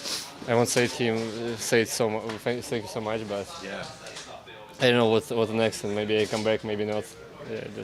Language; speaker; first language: English; non-native, learner; Russian